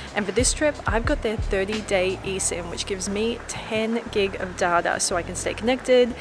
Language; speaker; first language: English; native; English